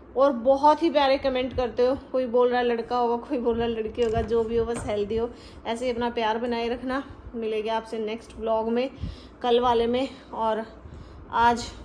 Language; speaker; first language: Hindi; native; Hindi